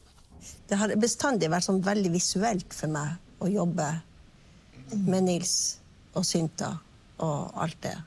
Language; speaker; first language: Norwegian; native; Norwegian